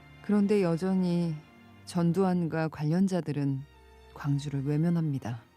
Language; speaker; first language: Korean; native; Korean